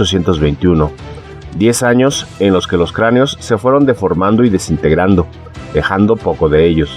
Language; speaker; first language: Spanish; native; Spanish